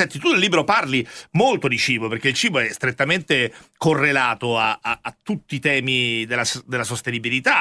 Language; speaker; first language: Italian; native; Italian